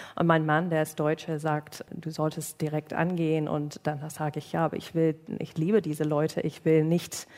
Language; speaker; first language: German; non-native, fluent; English